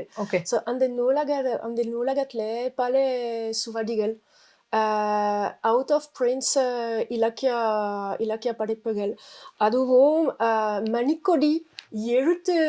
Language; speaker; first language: Tamil; non-native, fluent; Spanish